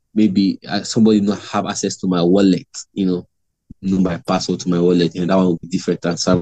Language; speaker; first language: English; non-native, local second language; Igbo